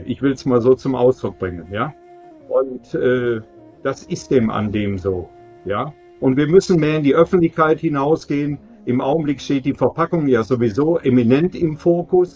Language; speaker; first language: German; native; German